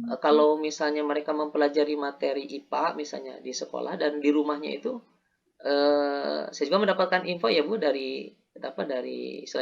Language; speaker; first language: Indonesian; native; Indonesian